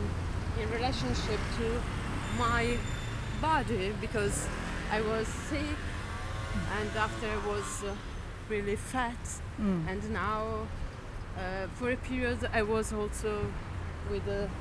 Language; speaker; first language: English; non-native, fluent; Italian